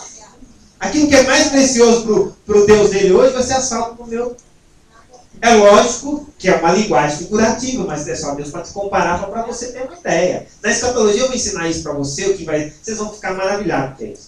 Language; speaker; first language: Portuguese; native; Portuguese